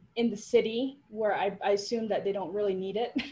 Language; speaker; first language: English; native; English